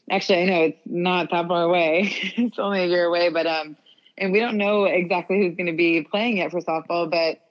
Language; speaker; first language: English; native; English